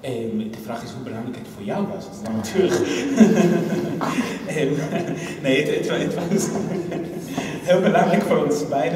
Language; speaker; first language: Dutch; non-native, fluent; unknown